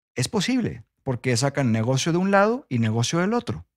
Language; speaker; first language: Spanish; native; Spanish